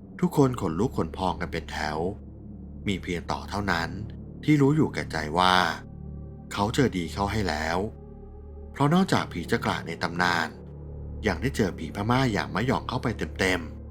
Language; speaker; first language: Thai; native; Thai